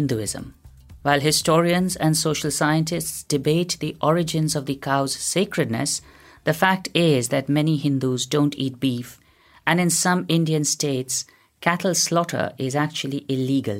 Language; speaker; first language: English; non-native, local second language; Hindi